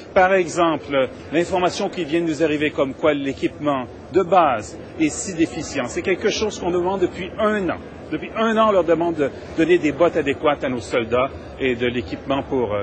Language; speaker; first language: French; native; French